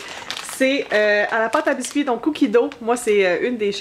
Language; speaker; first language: French; native; French